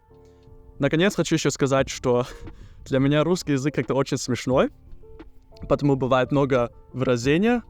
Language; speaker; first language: Russian; early bilingual, heritage; German